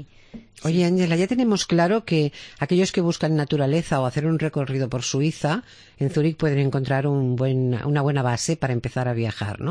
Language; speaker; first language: Spanish; native; Spanish